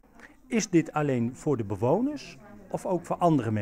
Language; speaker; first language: Dutch; native; Dutch